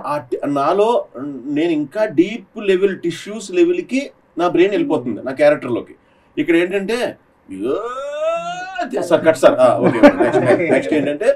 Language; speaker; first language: Telugu; native; Telugu